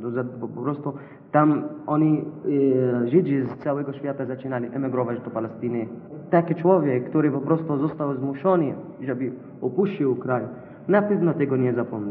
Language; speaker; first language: Polish; non-native, fluent; Arabic